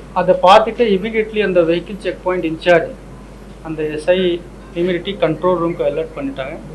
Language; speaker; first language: Tamil; non-native, local second language; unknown